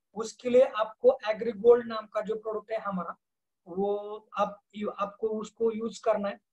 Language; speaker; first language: Hindi; non-native, local second language; Marathi